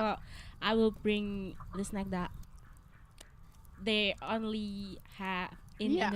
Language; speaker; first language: English; non-native, learner; Indonesian